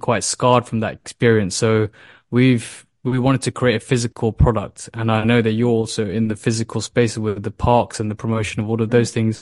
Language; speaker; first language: English; native; English